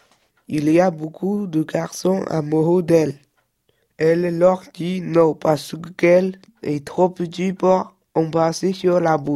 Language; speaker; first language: French; early bilingual, other home language; Chinese